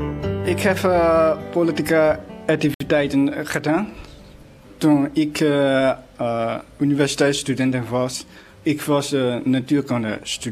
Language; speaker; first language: Dutch; non-native, learner; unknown